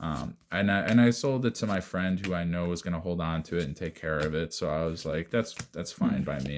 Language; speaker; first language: English; native; English